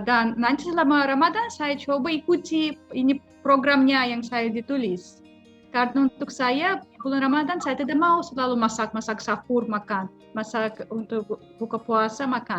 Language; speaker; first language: Indonesian; non-native, fluent; Russian